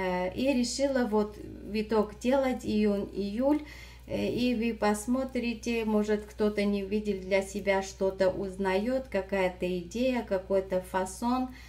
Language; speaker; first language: Russian; non-native, fluent; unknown